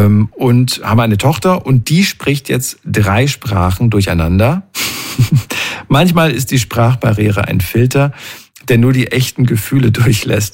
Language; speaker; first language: German; native; German